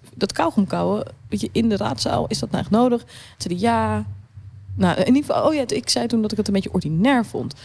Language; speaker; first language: Dutch; native; Dutch